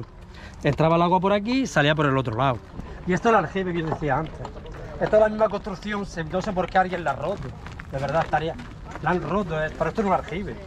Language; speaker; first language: Spanish; native; Spanish